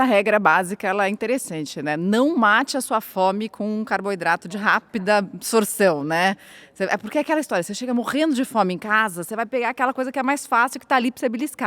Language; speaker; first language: Portuguese; native; Portuguese